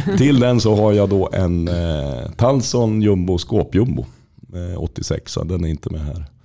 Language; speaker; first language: Swedish; native; Swedish